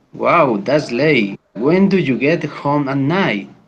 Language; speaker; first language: English; non-native, learner; Spanish